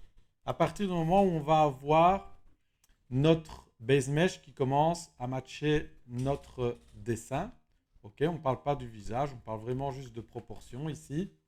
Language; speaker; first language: French; native; French